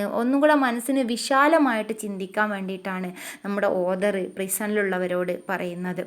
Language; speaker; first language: Malayalam; native; Malayalam